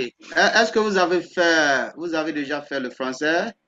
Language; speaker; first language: French; non-native, fluent; Akan